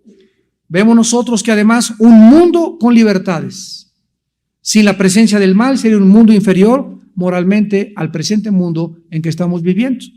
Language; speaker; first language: Spanish; native; Spanish